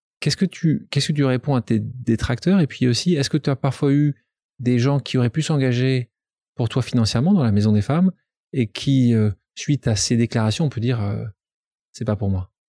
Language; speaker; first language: French; native; French